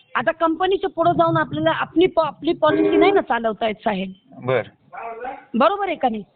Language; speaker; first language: Marathi; native; Marathi